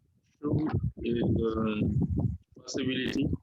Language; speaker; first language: English; non-native, learner; French